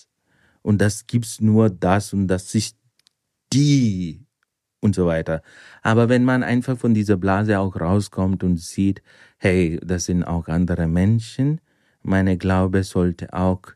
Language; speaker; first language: German; non-native, fluent; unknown